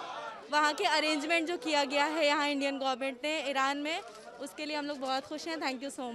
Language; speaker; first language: Hindi; native; Hindi